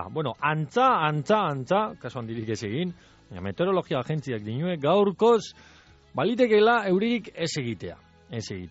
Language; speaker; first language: Basque; native; Basque